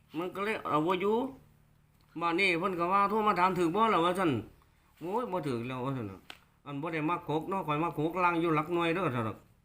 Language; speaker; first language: Thai; native; Thai